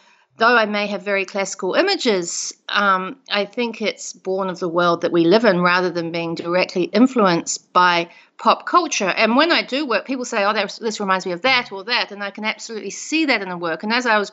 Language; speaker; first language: English; native; English